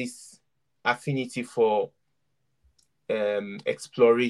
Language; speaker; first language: English; non-native, local second language; Yoruba